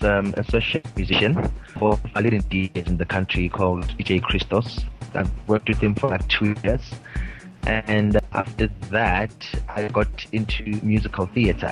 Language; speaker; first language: English; non-native, local second language; Zulu